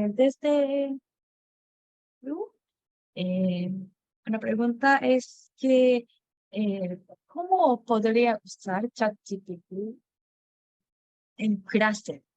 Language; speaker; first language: Spanish; non-native, learner; Japanese